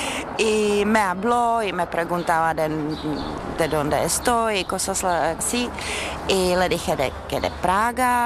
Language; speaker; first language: Spanish; non-native, fluent; Czech